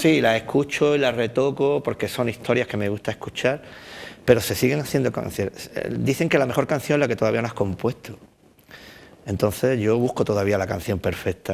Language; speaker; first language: Spanish; native; Spanish